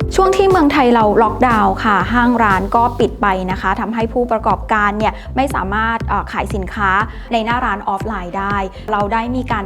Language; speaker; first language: Thai; native; Thai